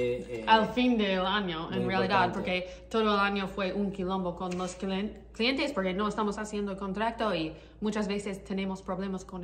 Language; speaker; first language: Spanish; non-native, learner; English